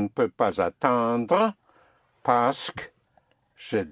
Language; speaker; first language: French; non-native, fluent; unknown